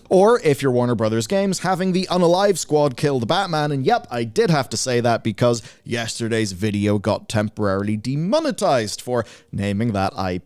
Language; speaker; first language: English; native; English